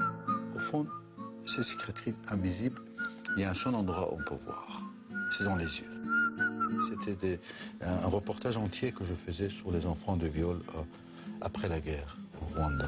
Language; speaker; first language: French; non-native, fluent; Persian